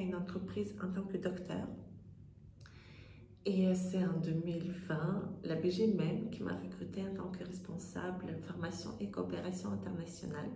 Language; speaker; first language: French; non-native, fluent; Russian